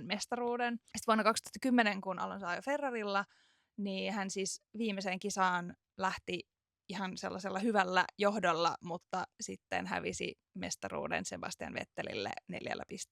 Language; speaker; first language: Finnish; native; Finnish